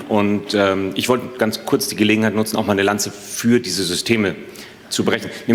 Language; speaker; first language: German; native; German